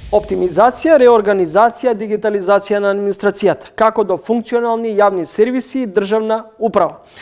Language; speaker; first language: Macedonian; native; Macedonian